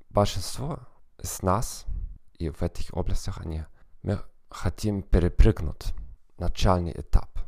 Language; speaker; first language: Russian; non-native, fluent; German